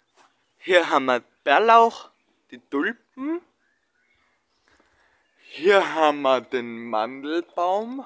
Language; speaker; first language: German; non-native, learner; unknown